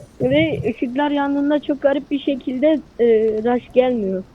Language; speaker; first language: Turkish; native; Turkish